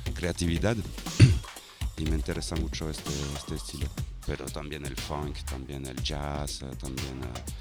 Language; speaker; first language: Spanish; non-native, fluent; French